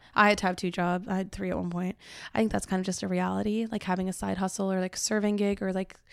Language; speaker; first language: English; native; English